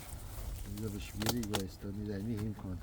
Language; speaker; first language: German; native; German